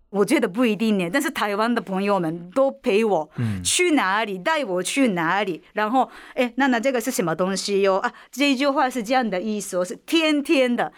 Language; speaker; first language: Chinese; non-native, fluent; Japanese